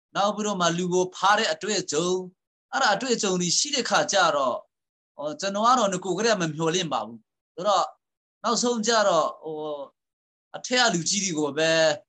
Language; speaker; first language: Burmese; non-native, local second language; Hakha Chin